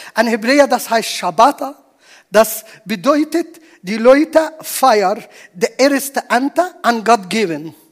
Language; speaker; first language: German; non-native, learner; Arabic